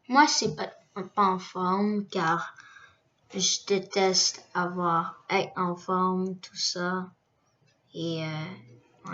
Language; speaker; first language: French; early bilingual, other home language; Korean